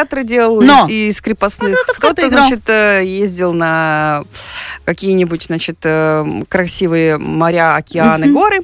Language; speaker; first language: Russian; native; Russian